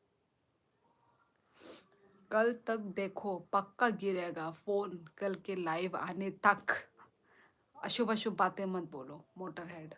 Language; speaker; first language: Hindi; non-native, local second language; Kok Borok